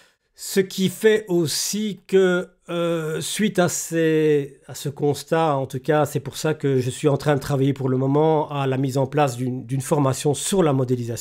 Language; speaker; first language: French; native; French